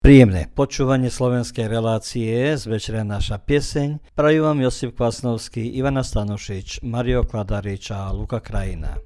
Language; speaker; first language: Slovak; early bilingual, heritage; Slovak